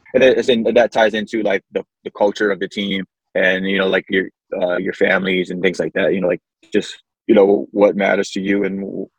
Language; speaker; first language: English; early bilingual, other home language; Samoan